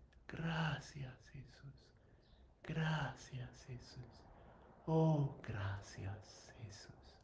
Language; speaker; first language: Spanish; non-native, fluent; English